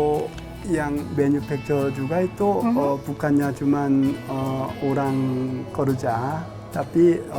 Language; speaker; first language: Indonesian; non-native, learner; Korean